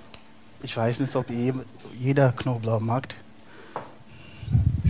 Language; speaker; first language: German; non-native, fluent; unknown